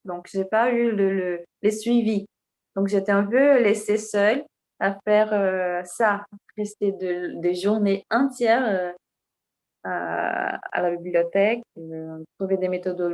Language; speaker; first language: French; non-native, fluent; Portuguese